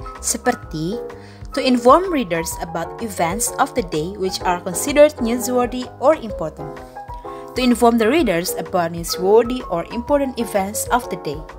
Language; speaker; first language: English; non-native, fluent; Indonesian